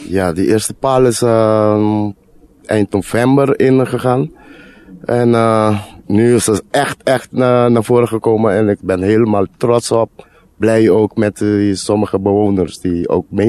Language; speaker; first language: Dutch; non-native, learner; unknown